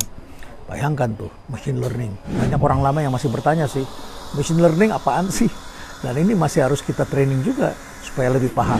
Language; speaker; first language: Indonesian; native; Indonesian